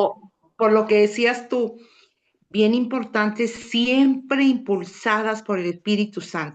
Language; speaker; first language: Spanish; native; Spanish